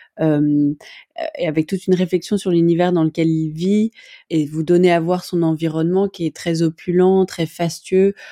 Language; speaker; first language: French; native; French